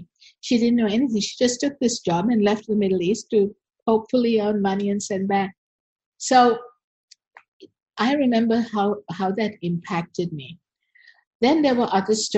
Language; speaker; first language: English; non-native, local second language; Sinhala